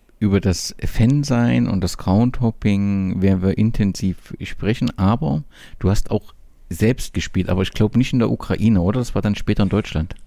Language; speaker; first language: German; native; German